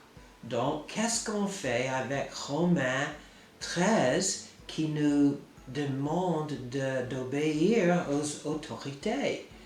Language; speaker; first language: French; non-native, fluent; English